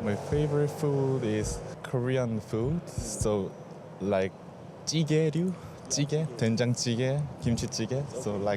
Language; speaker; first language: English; non-native, learner; Korean